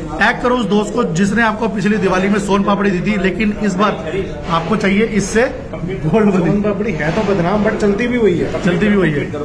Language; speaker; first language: Hindi; non-native, local second language; Marathi